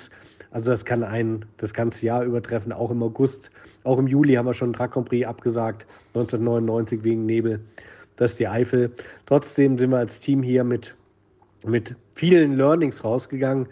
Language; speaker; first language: German; native; German